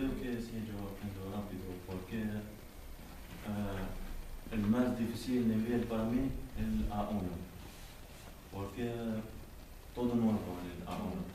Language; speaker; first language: Spanish; non-native, learner; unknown